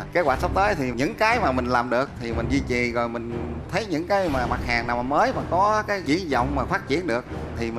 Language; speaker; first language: Vietnamese; native; Vietnamese